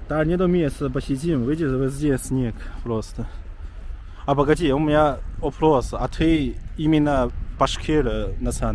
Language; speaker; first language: Russian; non-native, learner; Chinese